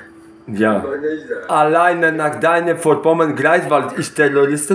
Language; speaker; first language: German; non-native, learner; Polish